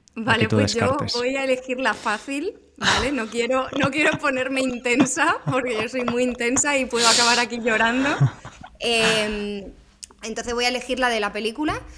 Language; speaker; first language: Spanish; native; Spanish